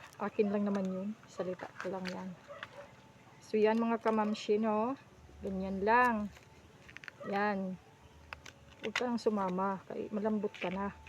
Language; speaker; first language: Filipino; non-native, local second language; Waray